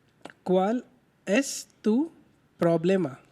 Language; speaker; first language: Spanish; non-native, learner; Hindi